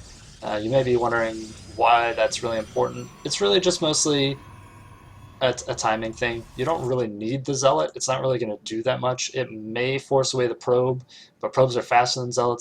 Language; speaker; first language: English; native; English